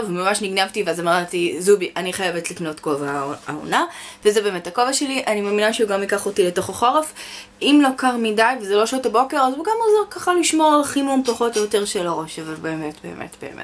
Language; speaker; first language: Hebrew; native; Hebrew